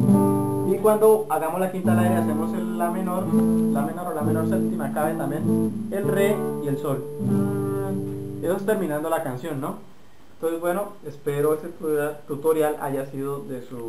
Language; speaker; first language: Spanish; native; Spanish